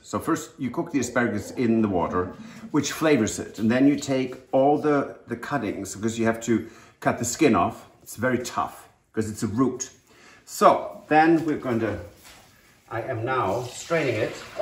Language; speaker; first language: English; non-native, fluent; German